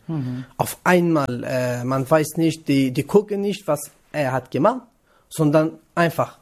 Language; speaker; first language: German; non-native, learner; Kurdish